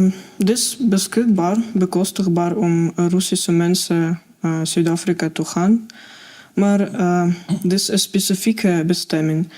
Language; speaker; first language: Afrikaans; non-native, fluent; Russian